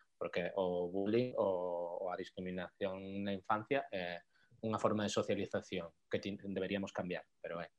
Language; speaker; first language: Galician; non-native, local second language; Spanish